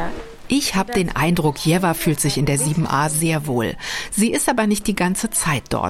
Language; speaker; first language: German; native; German